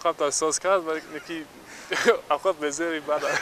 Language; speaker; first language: Persian; non-native, learner; English